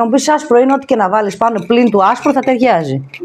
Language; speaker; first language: Greek; native; Greek